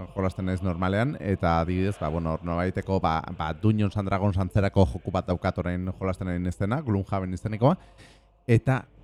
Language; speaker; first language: Basque; non-native, local second language; Spanish